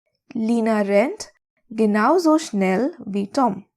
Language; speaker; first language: German; non-native, fluent; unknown